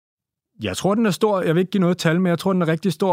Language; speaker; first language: Danish; native; Danish